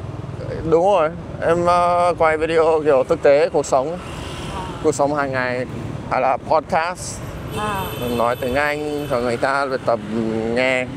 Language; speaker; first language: Vietnamese; non-native, fluent; English